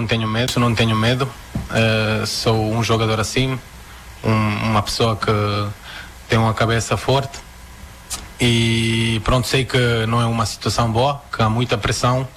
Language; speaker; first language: Portuguese; non-native, fluent; Croatian